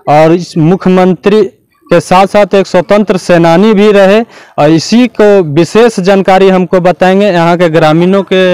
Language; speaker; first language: Hindi; native; Hindi